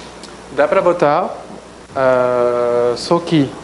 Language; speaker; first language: Portuguese; non-native, fluent; French